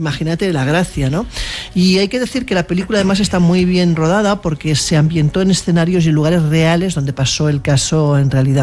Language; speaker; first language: Spanish; native; Spanish